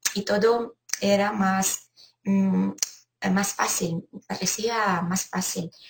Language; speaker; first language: Spanish; non-native, fluent; Ukrainian